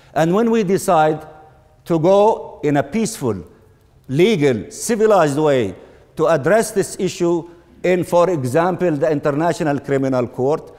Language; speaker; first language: English; non-native, fluent; Arabic